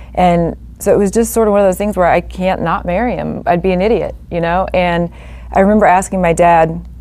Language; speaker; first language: English; native; English